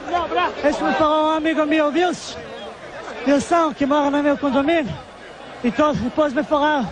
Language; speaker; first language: Portuguese; non-native, fluent; Serbian